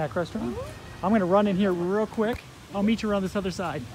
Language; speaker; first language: English; native; English